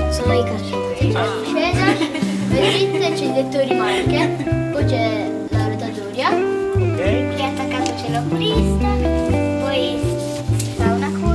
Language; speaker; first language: Italian; native; Italian